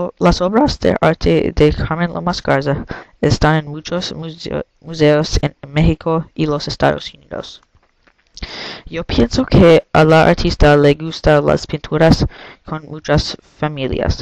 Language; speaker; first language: Spanish; non-native, learner; English